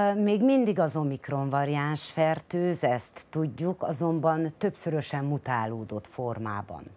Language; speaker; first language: Hungarian; native; Hungarian